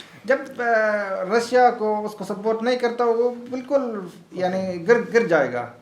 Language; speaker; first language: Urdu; non-native, learner; Arabic